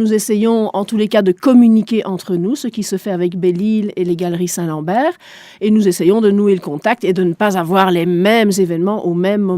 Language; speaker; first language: French; non-native, local second language; German